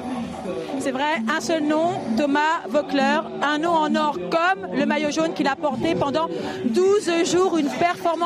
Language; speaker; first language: French; native; French